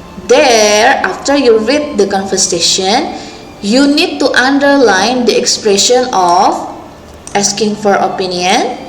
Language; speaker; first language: English; non-native, local second language; Indonesian